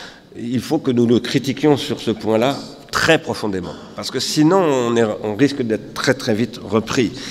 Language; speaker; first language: French; native; French